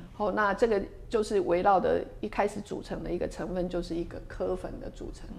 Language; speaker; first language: Chinese; native; Chinese